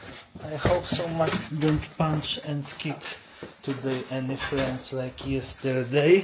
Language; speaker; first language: English; non-native, learner; Polish